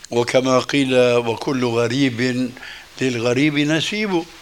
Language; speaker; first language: Arabic; early bilingual, other home language; Albanian